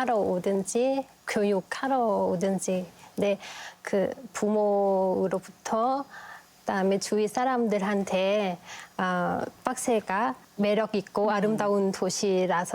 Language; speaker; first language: Korean; non-native, fluent; Lao